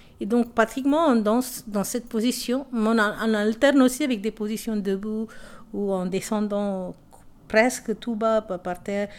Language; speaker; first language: French; non-native, local second language; Tamil